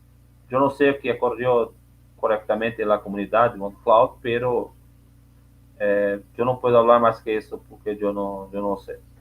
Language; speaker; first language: Spanish; non-native, learner; Portuguese